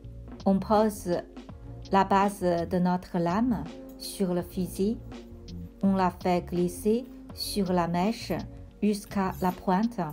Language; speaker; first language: French; non-native, fluent; Chinese